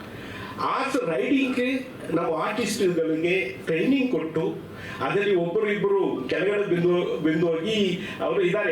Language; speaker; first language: Kannada; non-native, learner; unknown